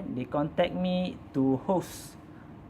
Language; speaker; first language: English; non-native, learner; Malay